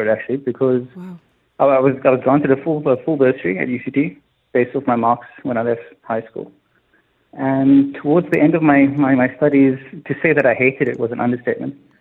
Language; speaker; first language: English; native; English